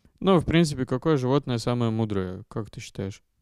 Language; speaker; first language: Russian; native; Russian